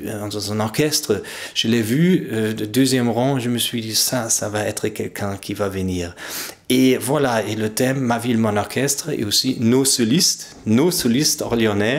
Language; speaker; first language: French; non-native, fluent; German